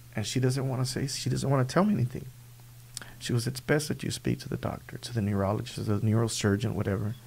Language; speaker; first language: English; early bilingual, other home language; Spanish